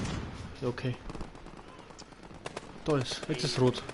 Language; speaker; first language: German; native; German